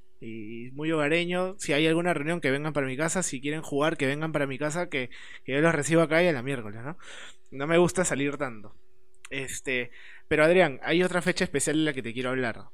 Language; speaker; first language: Spanish; native; Spanish